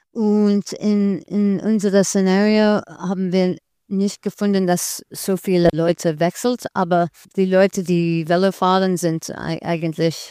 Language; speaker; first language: German; non-native, learner; English